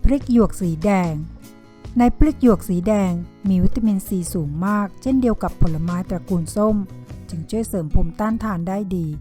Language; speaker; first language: Thai; native; Thai